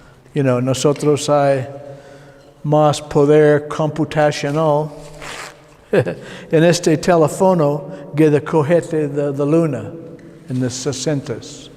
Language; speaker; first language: Spanish; non-native, learner; English